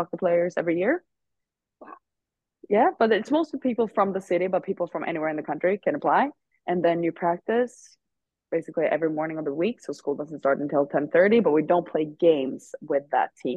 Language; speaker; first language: English; non-native, fluent; Swedish